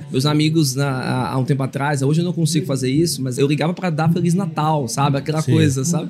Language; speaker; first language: Portuguese; native; Portuguese